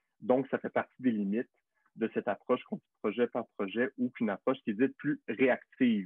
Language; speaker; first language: French; native; French